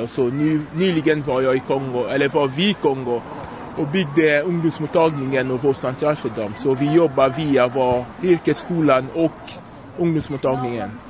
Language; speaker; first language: Swedish; non-native, fluent; French